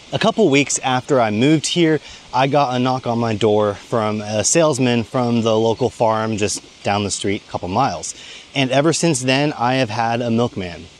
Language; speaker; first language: English; native; English